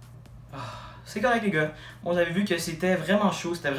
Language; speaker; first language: French; native; French